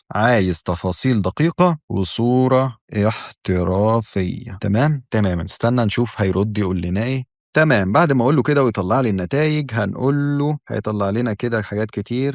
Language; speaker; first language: Arabic; native; Arabic